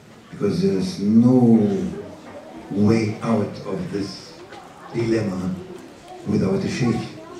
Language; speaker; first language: English; non-native, fluent; German